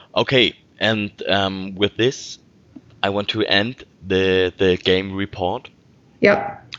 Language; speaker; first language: English; non-native, fluent; German